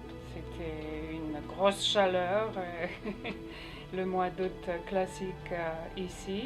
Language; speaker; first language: French; non-native, fluent; Polish